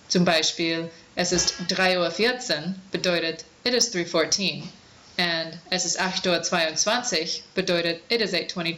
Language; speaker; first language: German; non-native, fluent; English